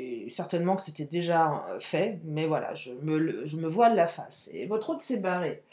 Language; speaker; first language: French; native; French